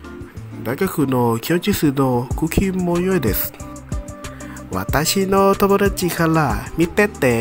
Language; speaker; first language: Japanese; non-native, learner; Thai